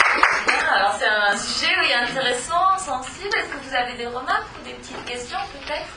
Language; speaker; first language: French; native; French